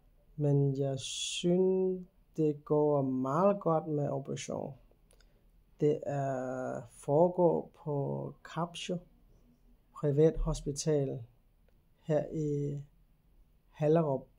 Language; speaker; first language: Danish; non-native, learner; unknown